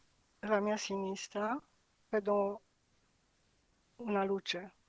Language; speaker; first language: Italian; non-native, learner; Romanian